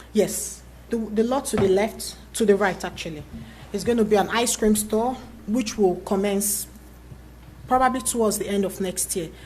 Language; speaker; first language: English; native; English